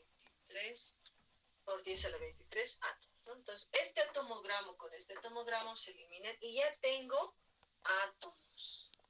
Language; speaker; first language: Spanish; native; Spanish